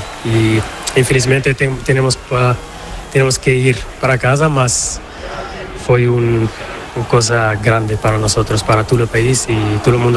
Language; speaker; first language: Spanish; non-native, learner; Portuguese